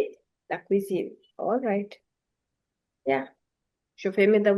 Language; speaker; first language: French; non-native, fluent; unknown